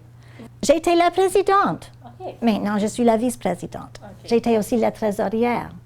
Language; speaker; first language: French; non-native, fluent; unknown